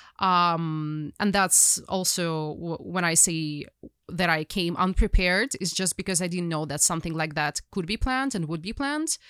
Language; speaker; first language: English; non-native, fluent; Ukrainian